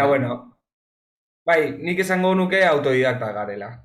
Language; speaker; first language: Basque; non-native, local second language; Spanish